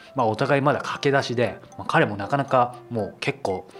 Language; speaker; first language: Japanese; native; Japanese